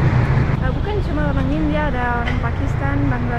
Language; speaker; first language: Indonesian; non-native, fluent; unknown